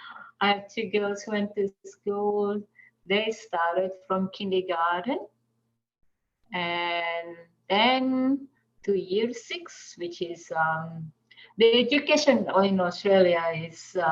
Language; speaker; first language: English; non-native, fluent; Indonesian